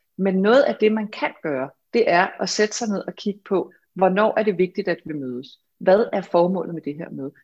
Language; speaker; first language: Danish; native; Danish